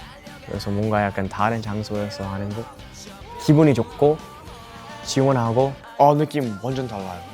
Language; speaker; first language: Korean; non-native, learner; English